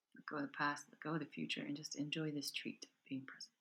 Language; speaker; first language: English; native; English